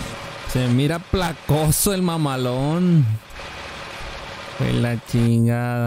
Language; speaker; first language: Spanish; native; Spanish